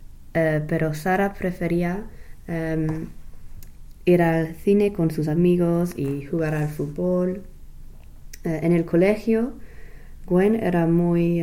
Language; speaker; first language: Spanish; non-native, fluent; English